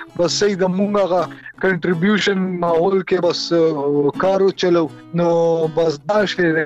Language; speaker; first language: Pashto; native; Pashto